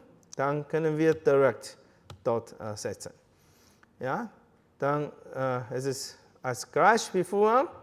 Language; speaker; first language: German; non-native, fluent; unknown